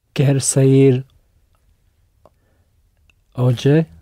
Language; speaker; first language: Portuguese; non-native, learner; English